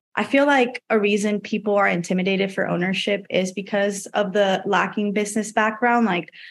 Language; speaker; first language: English; non-native, fluent; Spanish